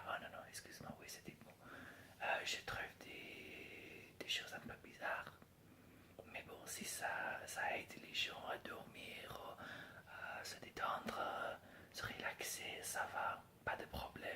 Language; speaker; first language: French; non-native, fluent; English